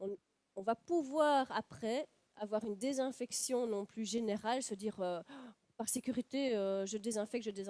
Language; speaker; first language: French; native; French